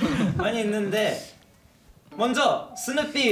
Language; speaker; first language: Korean; non-native, fluent; Japanese